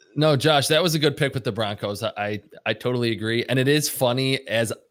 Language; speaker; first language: English; native; English